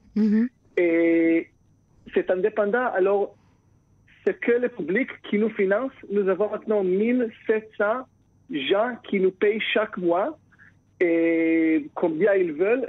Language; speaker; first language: French; non-native, fluent; Hebrew